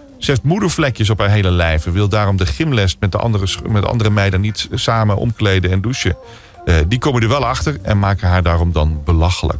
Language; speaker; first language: Dutch; native; Dutch